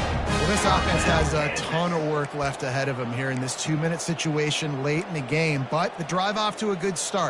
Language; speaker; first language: English; native; English